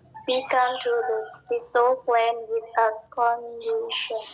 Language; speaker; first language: English; non-native, learner; Indonesian